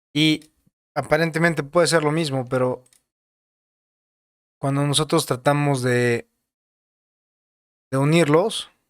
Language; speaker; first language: Spanish; native; Spanish